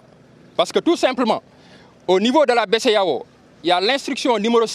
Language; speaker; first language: French; non-native, local second language; Wolof